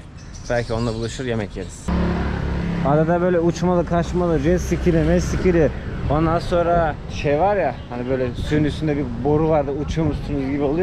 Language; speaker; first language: Turkish; native; Turkish